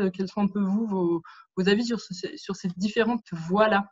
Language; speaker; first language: French; native; French